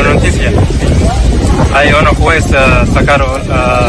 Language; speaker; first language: Spanish; non-native, learner; Arabic